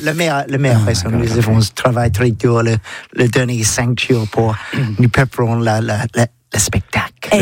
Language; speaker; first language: French; non-native, learner; English